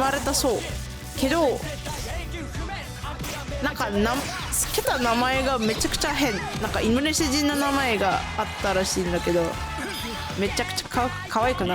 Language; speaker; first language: Japanese; non-native, fluent; Indonesian